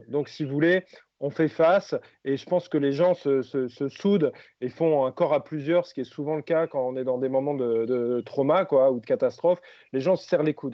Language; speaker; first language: French; native; French